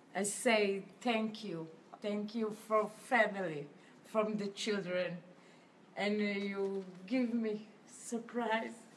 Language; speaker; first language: English; non-native, fluent; Russian